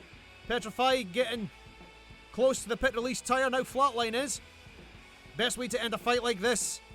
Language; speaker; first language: English; native; English